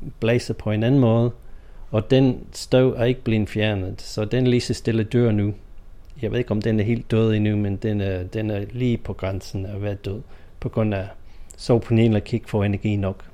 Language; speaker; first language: Danish; non-native, fluent; English